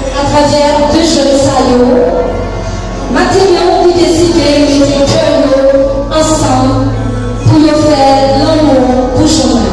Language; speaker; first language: French; non-native, local second language; Haitian Creole